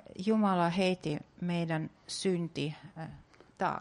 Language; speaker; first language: Finnish; non-native, fluent; Russian